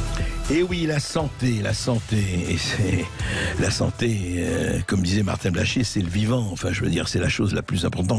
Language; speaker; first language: French; native; French